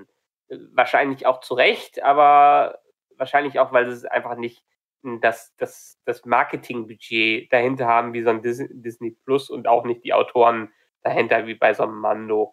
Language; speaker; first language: German; native; German